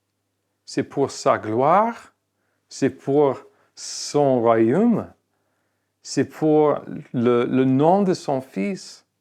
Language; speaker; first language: French; non-native, fluent; English